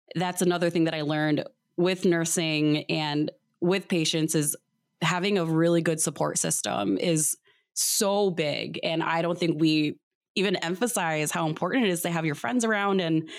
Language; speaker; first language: English; early bilingual, other home language; Filipino